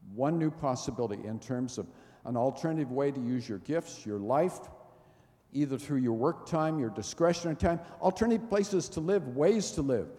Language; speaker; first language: English; native; English